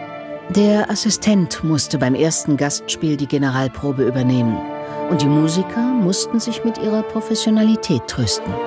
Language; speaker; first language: German; native; German